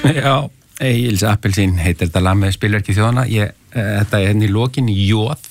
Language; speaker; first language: Icelandic; native; Icelandic